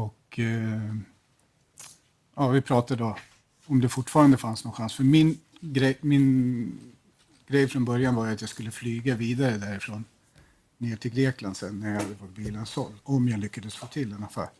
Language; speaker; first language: Swedish; native; Swedish